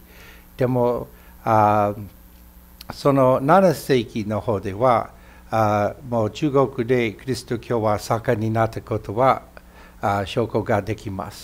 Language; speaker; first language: Japanese; non-native, fluent; English